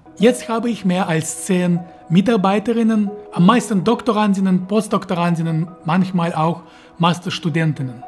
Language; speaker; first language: German; non-native, fluent; Russian